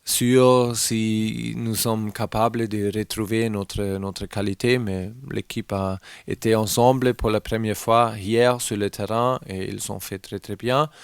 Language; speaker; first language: French; non-native, learner; German